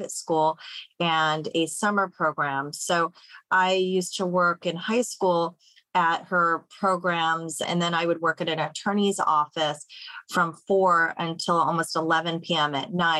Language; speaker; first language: English; native; English